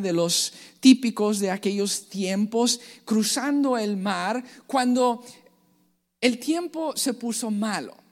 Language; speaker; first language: Spanish; native; Spanish